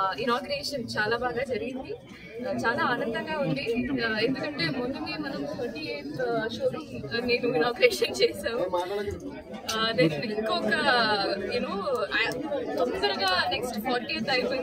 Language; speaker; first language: Telugu; non-native, fluent; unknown